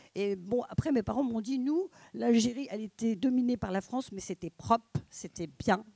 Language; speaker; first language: French; native; French